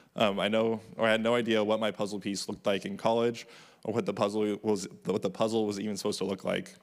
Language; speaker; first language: English; native; English